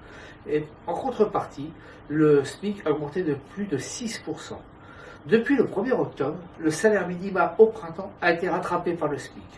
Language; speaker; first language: French; native; French